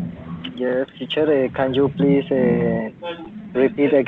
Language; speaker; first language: English; non-native, learner; Spanish